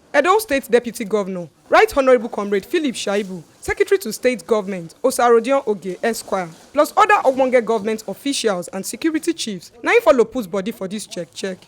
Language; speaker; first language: Nigerian Pidgin; native; Nigerian Pidgin